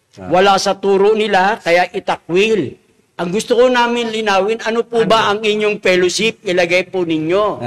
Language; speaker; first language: Filipino; native; Filipino